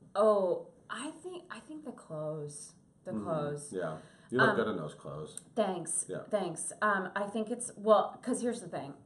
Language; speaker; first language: English; native; English